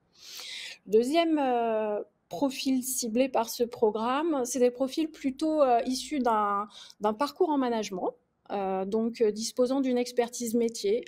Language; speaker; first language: French; native; French